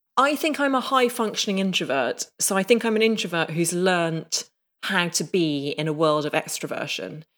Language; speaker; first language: English; native; English